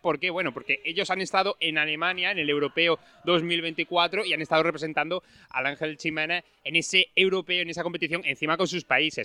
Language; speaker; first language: Spanish; native; Spanish